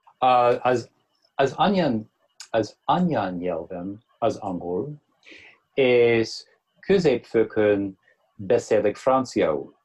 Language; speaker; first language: Hungarian; non-native, learner; English